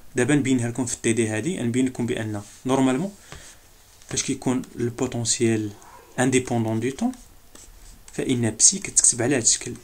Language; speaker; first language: French; non-native, local second language; Arabic